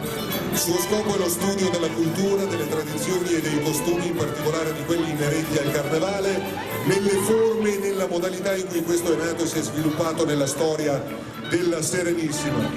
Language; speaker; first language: Italian; native; Italian